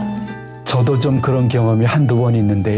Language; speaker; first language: Korean; native; Korean